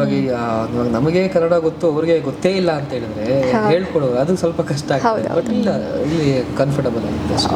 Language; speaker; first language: Kannada; non-native, local second language; Tulu